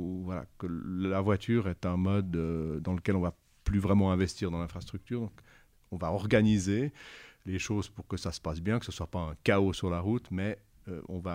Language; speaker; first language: French; native; French